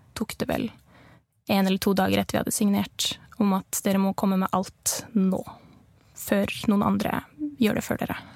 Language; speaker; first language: Norwegian; native; Norwegian